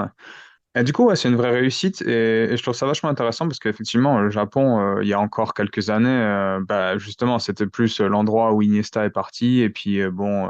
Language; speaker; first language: French; native; French